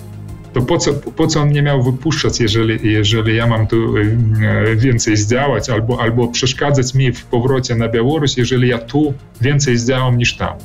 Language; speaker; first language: Polish; early bilingual, heritage; Polish